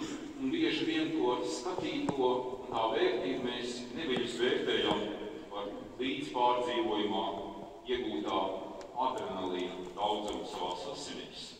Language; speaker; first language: Latvian; native; Latvian